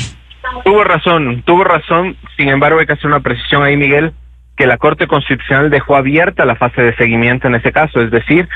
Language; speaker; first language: Spanish; native; Spanish